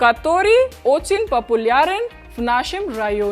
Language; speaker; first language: Russian; non-native, fluent; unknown